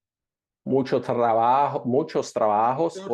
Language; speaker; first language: Spanish; non-native, fluent; Portuguese